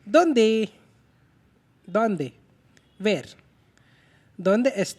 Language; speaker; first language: Spanish; non-native, learner; Hindi